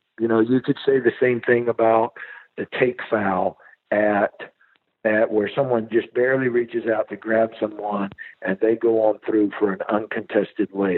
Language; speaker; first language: English; native; English